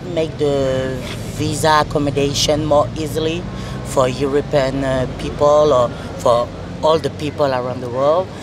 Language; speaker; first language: English; non-native, learner; French